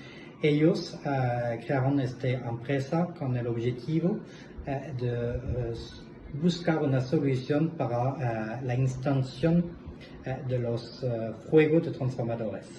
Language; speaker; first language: Spanish; non-native, fluent; French